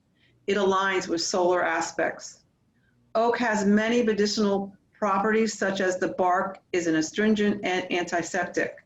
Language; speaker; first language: English; native; English